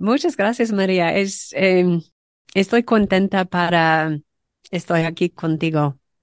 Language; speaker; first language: Spanish; non-native, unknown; English